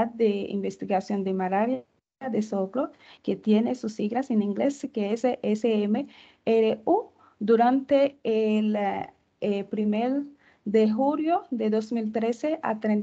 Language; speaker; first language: Spanish; non-native, fluent; Haitian Creole